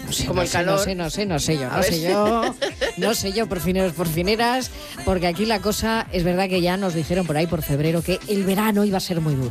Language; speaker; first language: Spanish; native; Spanish